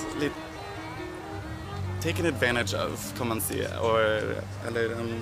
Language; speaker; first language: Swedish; non-native, fluent; English